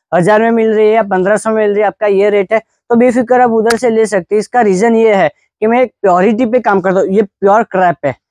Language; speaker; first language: Hindi; non-native, local second language; Gujarati